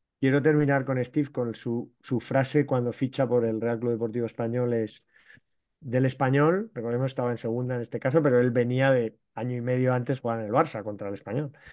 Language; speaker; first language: Spanish; native; Spanish